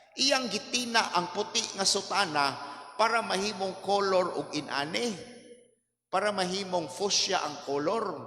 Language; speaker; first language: Cebuano; native; Cebuano